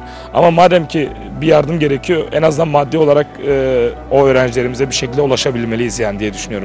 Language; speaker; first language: Turkish; native; Turkish